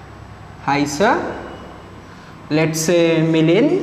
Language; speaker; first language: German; non-native, learner; Marathi